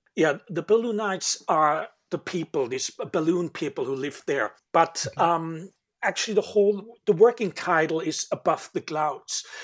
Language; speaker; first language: English; non-native, fluent; German